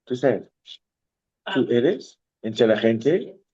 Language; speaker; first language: Spanish; non-native, learner; English